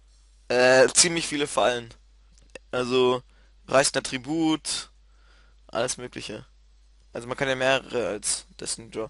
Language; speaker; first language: German; native; German